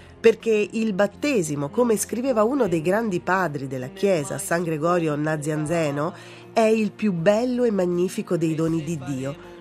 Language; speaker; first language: Italian; native; Italian